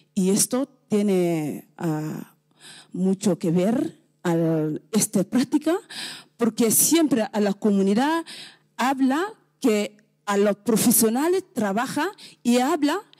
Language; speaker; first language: Spanish; non-native, learner; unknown